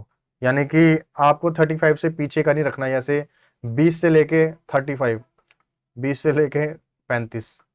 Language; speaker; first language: Hindi; native; Hindi